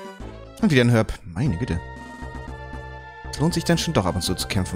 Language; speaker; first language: German; native; German